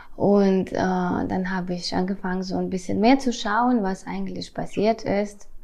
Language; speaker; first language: German; non-native, fluent; Russian